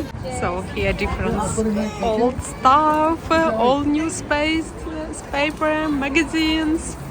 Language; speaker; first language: English; non-native, learner; Ukrainian